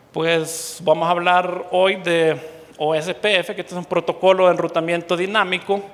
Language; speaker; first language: Spanish; native; Spanish